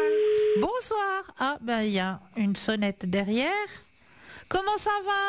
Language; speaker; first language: French; native; French